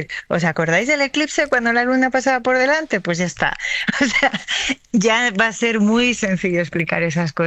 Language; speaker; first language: Spanish; native; Spanish